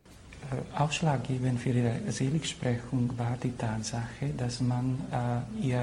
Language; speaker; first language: German; non-native, fluent; Slovak